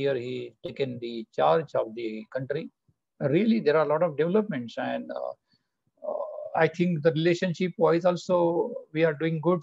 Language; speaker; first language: English; non-native, local second language; Bangla